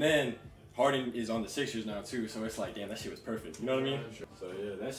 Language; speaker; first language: English; native; English